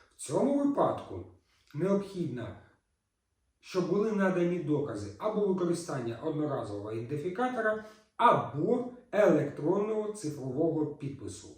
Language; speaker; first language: Ukrainian; native; Ukrainian